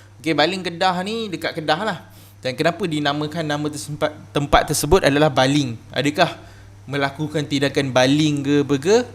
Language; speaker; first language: Malay; native; Malay